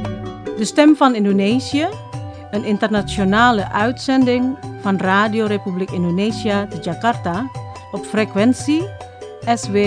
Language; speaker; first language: Dutch; non-native, fluent; Indonesian